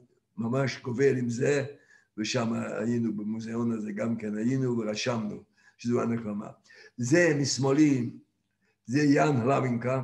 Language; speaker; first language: Hebrew; non-native, fluent; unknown